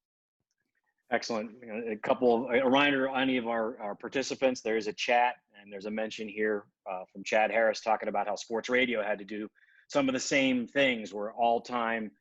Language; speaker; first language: English; native; English